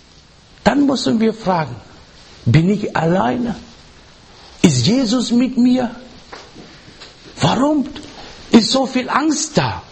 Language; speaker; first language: German; non-native, learner; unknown